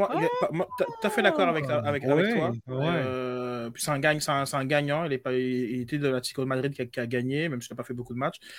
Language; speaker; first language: French; native; French